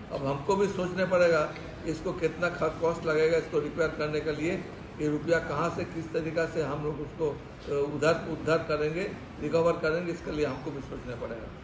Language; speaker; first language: Hindi; non-native, local second language; Bangla